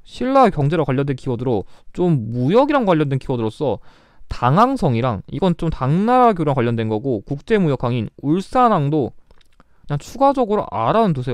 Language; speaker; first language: Korean; native; Korean